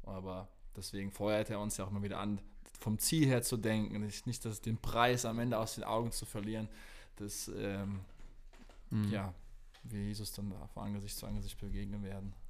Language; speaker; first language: German; native; German